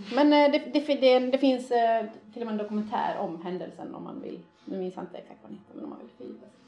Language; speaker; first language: Swedish; early bilingual, other home language; Persian